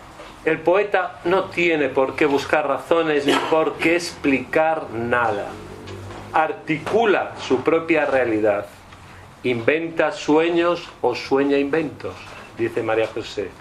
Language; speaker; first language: Spanish; native; Spanish